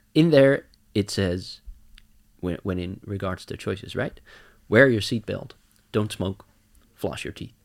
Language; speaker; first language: English; non-native, fluent; Dutch